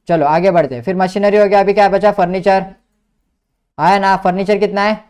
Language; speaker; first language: Hindi; non-native, local second language; Marathi